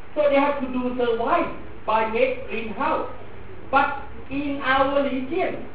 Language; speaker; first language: English; non-native, fluent; Thai